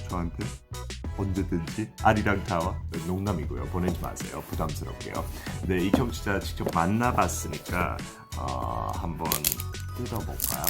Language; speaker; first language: Korean; non-native, fluent; English